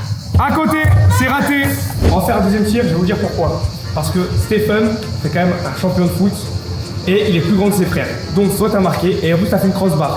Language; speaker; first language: French; native; French